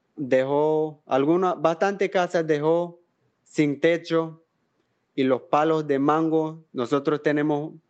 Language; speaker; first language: Spanish; non-native, local second language; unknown